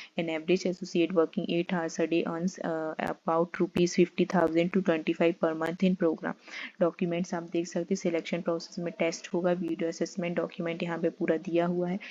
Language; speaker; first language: Hindi; native; Hindi